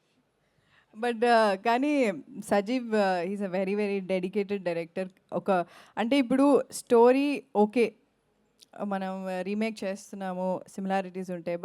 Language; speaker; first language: Telugu; native; Telugu